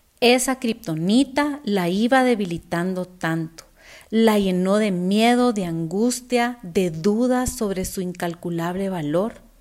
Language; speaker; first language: Spanish; native; Spanish